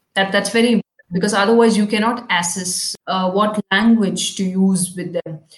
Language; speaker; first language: English; non-native, local second language; Kannada